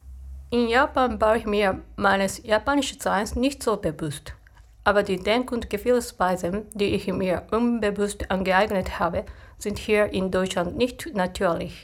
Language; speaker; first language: German; non-native, fluent; Japanese